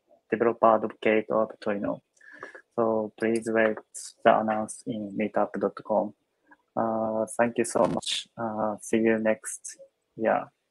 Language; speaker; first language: English; non-native, fluent; Japanese